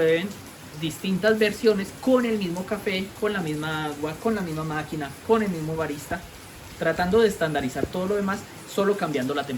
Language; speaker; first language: Spanish; native; Spanish